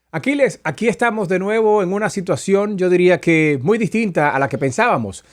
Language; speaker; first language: Spanish; native; Spanish